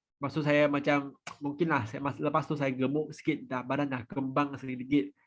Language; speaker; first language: Malay; non-native, fluent; Vietnamese